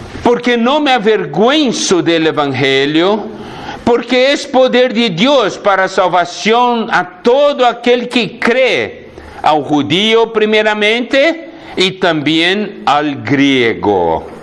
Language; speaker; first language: Spanish; non-native, fluent; Portuguese